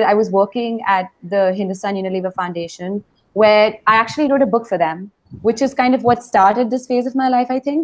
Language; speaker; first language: English; non-native, local second language; Hindi